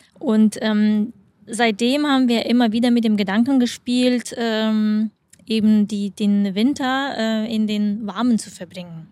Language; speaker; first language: German; non-native, fluent; Lithuanian